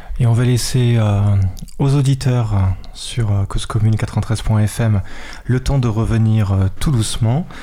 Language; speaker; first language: French; native; French